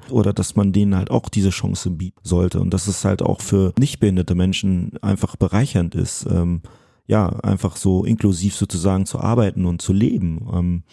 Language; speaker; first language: German; early bilingual, other home language; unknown